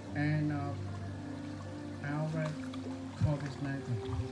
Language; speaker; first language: English; non-native, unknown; Vietnamese